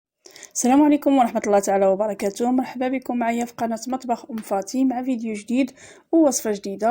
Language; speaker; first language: Arabic; native; Arabic